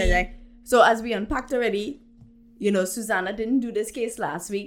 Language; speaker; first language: English; native; English